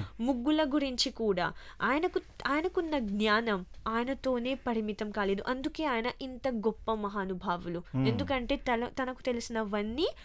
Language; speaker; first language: Telugu; early bilingual, heritage; Telugu